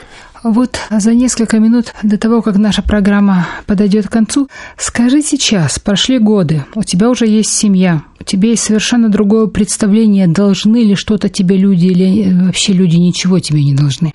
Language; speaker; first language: Russian; native; Russian